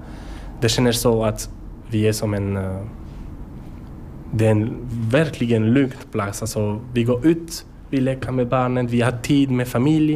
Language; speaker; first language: Swedish; non-native, learner; French